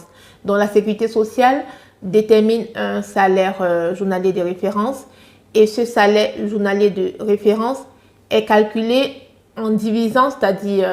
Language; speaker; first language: French; native; French